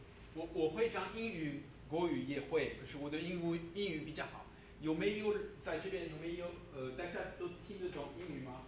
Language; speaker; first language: Chinese; non-native, fluent; French